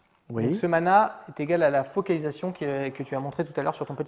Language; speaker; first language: French; native; French